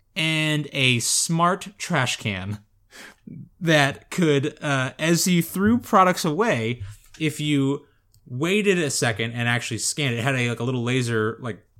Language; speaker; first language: English; native; English